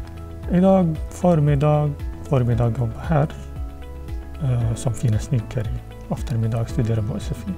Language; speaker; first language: Swedish; non-native, learner; Arabic